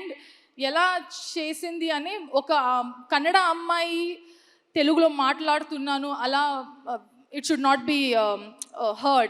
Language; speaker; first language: Telugu; non-native, learner; Kannada